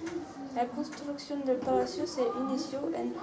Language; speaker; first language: Spanish; non-native, learner; French